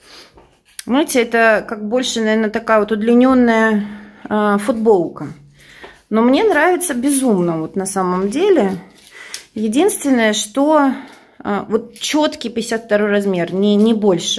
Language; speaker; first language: Russian; native; Russian